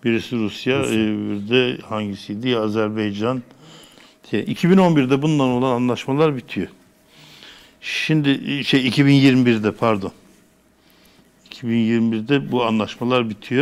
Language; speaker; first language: Turkish; native; Turkish